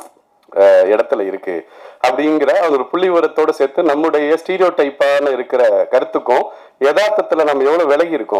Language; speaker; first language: Tamil; native; Tamil